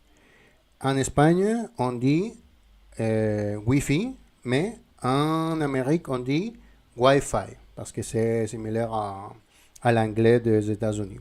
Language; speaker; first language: French; non-native, fluent; Spanish